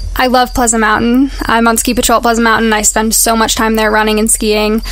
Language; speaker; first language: English; native; English